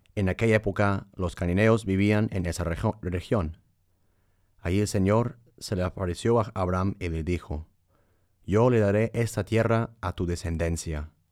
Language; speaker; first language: Spanish; early bilingual, heritage; Spanish